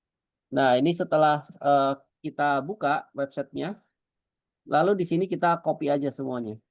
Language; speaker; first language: Indonesian; native; Indonesian